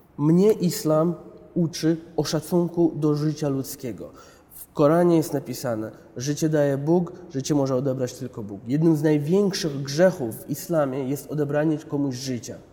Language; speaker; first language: Polish; early bilingual, other home language; Chechen